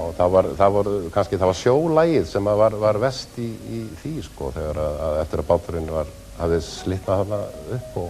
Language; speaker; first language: Icelandic; native; Icelandic